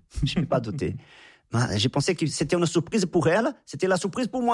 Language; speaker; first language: French; non-native, fluent; Portuguese